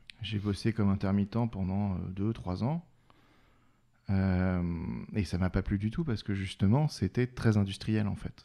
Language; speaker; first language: French; native; French